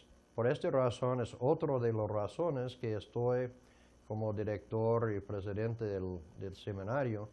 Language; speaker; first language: Spanish; non-native, fluent; English